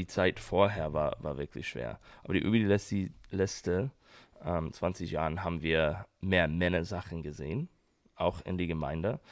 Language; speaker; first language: German; non-native, learner; English